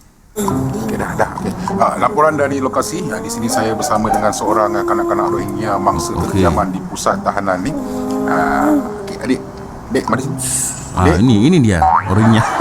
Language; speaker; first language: Malay; native; Malay